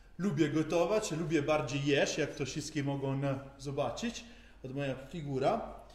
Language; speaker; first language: Polish; non-native, learner; Italian